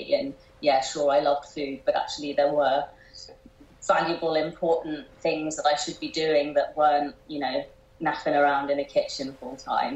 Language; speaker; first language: English; native; English